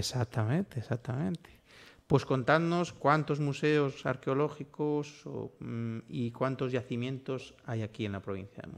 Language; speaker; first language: Spanish; native; Spanish